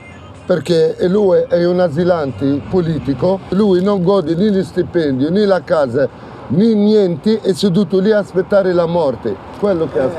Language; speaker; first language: Italian; non-native, fluent; Arabic